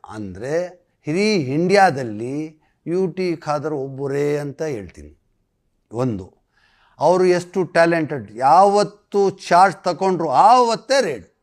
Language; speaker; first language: Kannada; non-native, local second language; Urdu